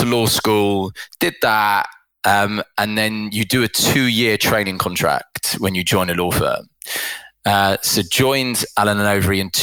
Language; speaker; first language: English; native; English